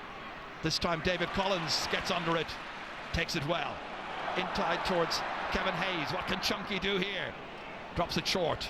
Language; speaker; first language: English; native; English